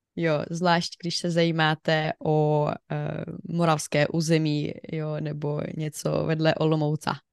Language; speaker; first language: Czech; non-native, fluent; Ukrainian